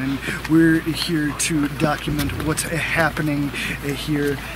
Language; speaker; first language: English; native; English